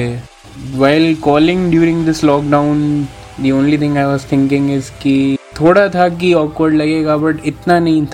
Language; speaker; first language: English; non-native, local second language; Hindi